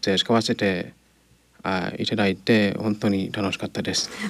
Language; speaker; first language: Japanese; non-native, learner; English